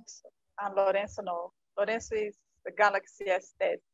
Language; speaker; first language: English; non-native, fluent; Portuguese